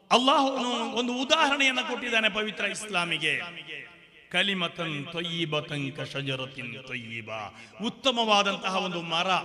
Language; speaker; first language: Kannada; non-native, local second language; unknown